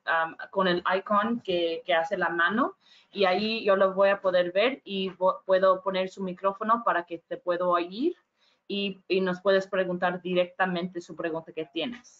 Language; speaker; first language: Spanish; non-native, fluent; English